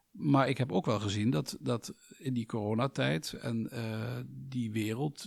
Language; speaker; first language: Dutch; native; Dutch